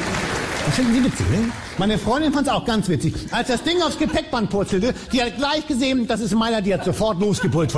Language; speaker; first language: German; native; German